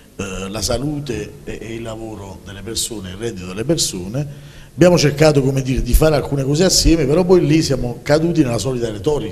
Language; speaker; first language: Italian; native; Italian